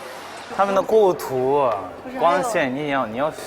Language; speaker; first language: Chinese; non-native, fluent; Japanese